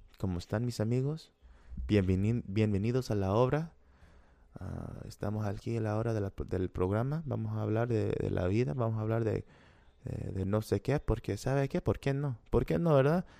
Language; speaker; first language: Spanish; early bilingual, heritage; Spanish